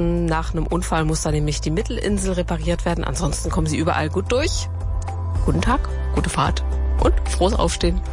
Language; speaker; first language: German; native; German